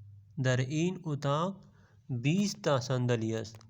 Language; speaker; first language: Persian; non-native, fluent; Urdu